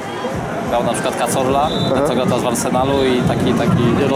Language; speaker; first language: Polish; native; Polish